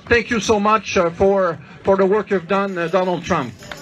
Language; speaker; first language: English; non-native, fluent; French